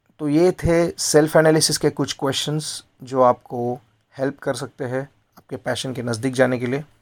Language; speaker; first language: Hindi; non-native, local second language; Marathi